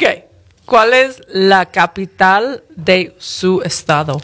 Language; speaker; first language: Spanish; early bilingual, other home language; English